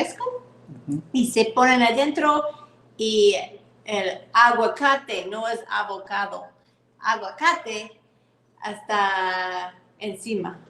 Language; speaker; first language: Spanish; non-native, fluent; English